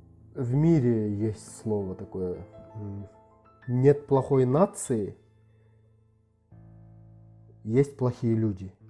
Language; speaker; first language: Russian; non-native, local second language; Kyrgyz